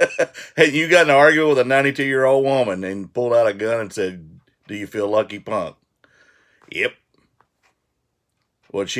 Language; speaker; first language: English; native; English